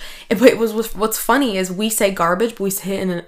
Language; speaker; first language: English; early bilingual, other home language; Russian